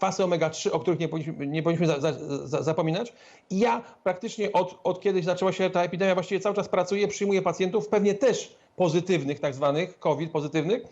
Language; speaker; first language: Polish; native; Polish